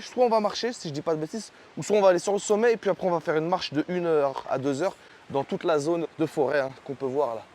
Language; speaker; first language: French; native; French